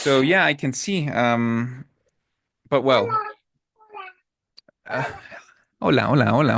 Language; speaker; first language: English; non-native, fluent; Spanish